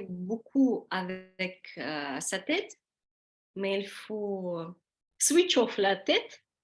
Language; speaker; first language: French; non-native, learner; Russian